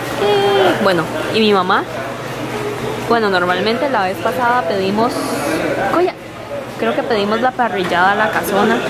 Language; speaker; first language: Spanish; early bilingual, other home language; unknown